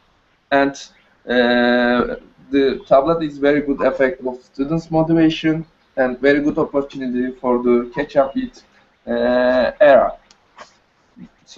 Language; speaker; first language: English; non-native, learner; Turkish